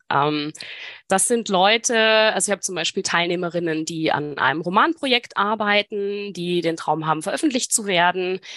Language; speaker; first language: German; native; German